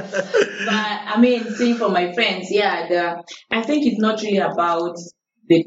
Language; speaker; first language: English; non-native, local second language; Arabic